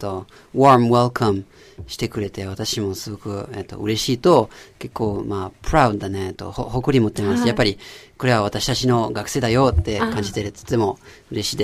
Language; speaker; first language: Japanese; non-native, learner; French